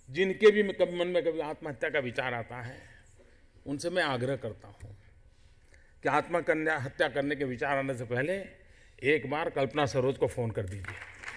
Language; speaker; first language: Hindi; non-native, local second language; Gujarati